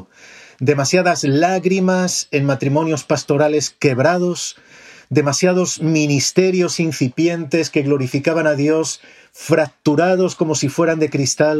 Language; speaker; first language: Spanish; native; Spanish